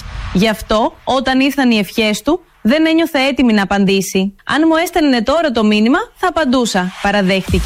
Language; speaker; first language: Greek; native; Greek